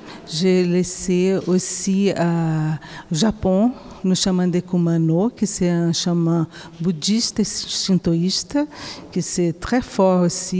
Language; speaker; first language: French; non-native, fluent; Portuguese